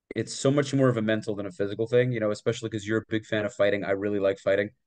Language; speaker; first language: English; native; English